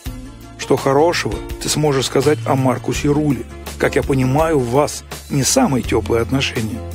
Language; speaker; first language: Russian; native; Russian